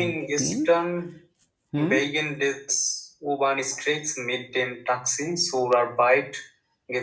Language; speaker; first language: German; non-native, learner; Bangla